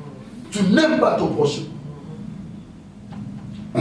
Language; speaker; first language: French; non-native, local second language; Lingala